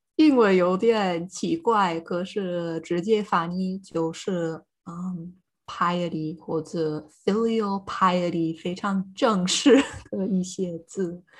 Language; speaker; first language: Chinese; non-native, fluent; English